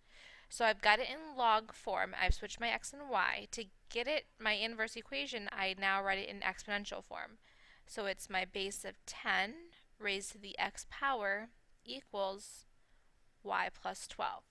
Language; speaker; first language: English; native; English